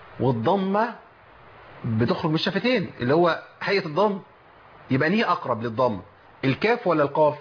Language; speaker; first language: Arabic; native; Arabic